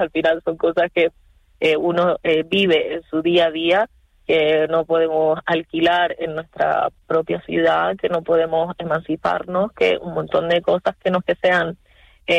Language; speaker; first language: Spanish; native; Spanish